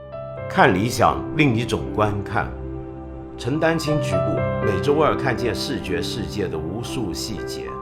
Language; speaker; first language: Chinese; native; Chinese